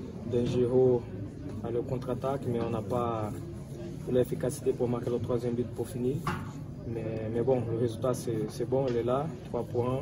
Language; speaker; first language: French; non-native, fluent; Portuguese